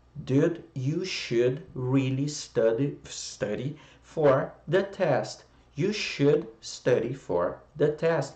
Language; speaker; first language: English; non-native, fluent; Portuguese